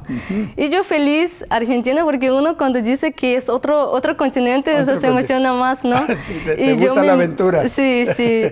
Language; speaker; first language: Spanish; non-native, fluent; Russian